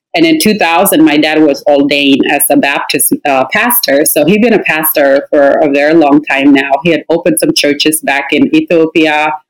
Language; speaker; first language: English; non-native, fluent; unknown